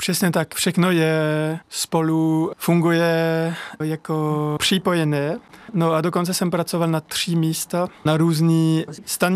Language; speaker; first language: Czech; non-native, fluent; French